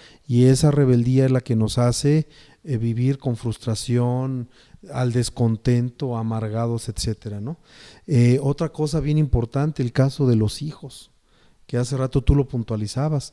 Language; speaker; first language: Spanish; native; Spanish